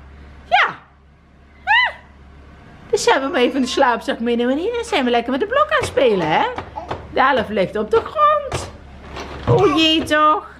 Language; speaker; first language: Dutch; native; Dutch